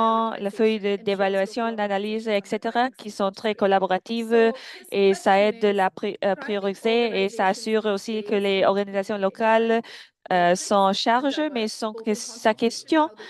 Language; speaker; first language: French; non-native, fluent; English